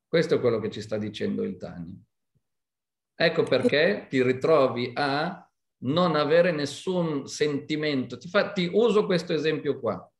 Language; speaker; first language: Italian; non-native, fluent; Hebrew